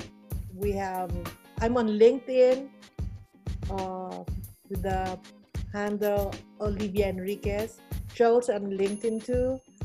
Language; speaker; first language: English; non-native, local second language; Filipino